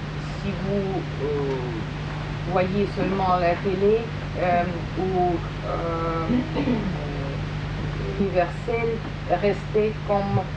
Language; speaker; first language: French; non-native, fluent; Russian